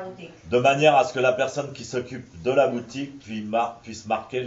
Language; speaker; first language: French; native; French